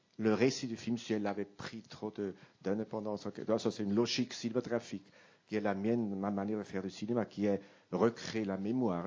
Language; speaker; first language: French; non-native, local second language; Italian